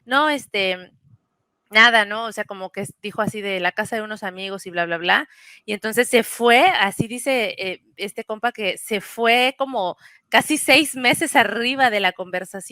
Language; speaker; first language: Spanish; native; Spanish